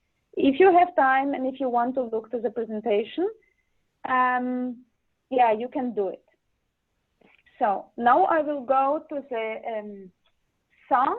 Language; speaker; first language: English; non-native, learner; Latvian